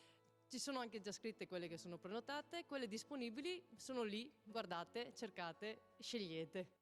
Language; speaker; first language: Italian; native; Italian